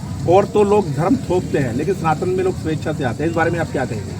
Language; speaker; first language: Hindi; native; Hindi